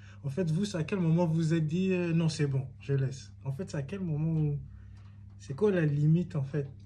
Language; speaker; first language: French; native; French